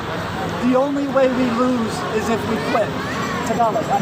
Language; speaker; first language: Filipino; non-native, learner; English